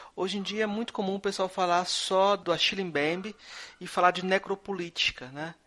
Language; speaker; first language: Portuguese; native; Portuguese